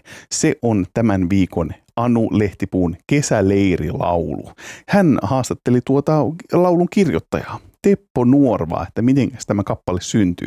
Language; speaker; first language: Finnish; native; Finnish